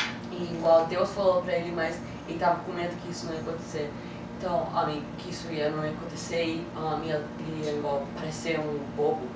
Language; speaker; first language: Portuguese; early bilingual, heritage; English